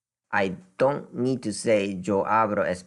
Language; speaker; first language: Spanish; non-native, fluent; Japanese